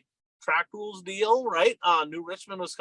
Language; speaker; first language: English; native; English